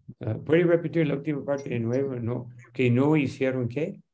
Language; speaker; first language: Spanish; non-native, fluent; English